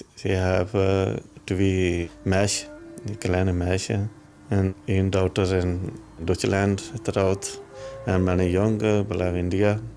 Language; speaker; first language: Dutch; non-native, learner; Punjabi